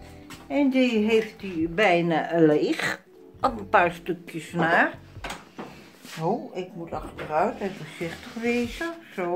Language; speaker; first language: Dutch; native; Dutch